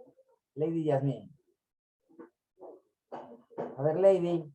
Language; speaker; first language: Spanish; native; Spanish